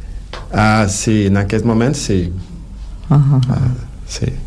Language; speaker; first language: Catalan; non-native, fluent; Portuguese